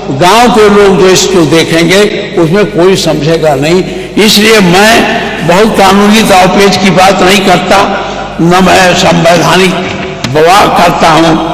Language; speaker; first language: Hindi; native; Hindi